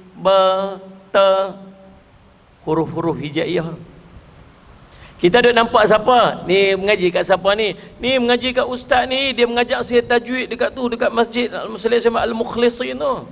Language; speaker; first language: Malay; native; Malay